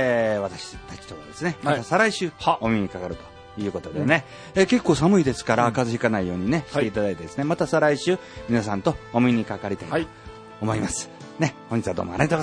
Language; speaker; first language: Japanese; native; Japanese